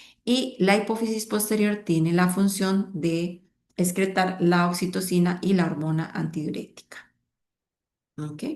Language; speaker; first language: Spanish; native; Spanish